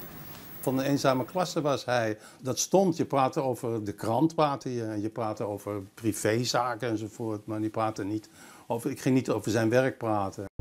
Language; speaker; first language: Dutch; native; Dutch